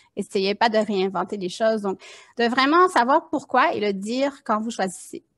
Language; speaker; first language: French; native; French